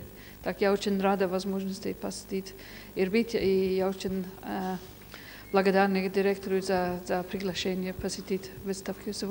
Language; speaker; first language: Russian; non-native, fluent; English